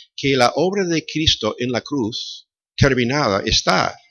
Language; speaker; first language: Spanish; non-native, fluent; English